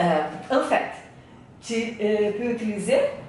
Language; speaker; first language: French; non-native, learner; Portuguese